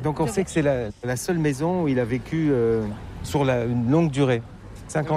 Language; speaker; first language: French; native; French